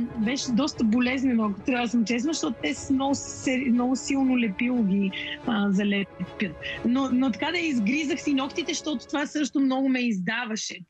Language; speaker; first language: Bulgarian; native; Bulgarian